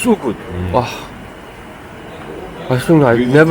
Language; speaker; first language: English; non-native, fluent; Korean